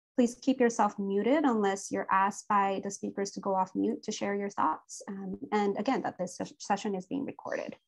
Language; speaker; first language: English; native; English